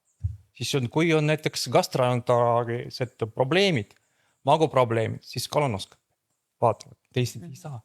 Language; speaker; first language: Estonian; non-native, fluent; Russian